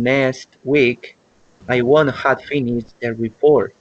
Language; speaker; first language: English; non-native, learner; Spanish